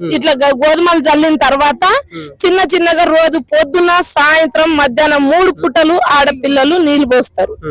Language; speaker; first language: Telugu; non-native, local second language; Lambadi